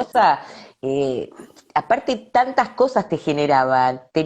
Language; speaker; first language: Spanish; native; Spanish